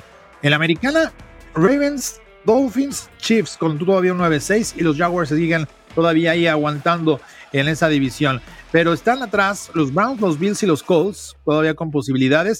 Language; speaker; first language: Spanish; native; Spanish